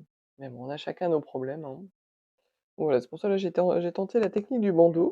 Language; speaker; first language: French; native; French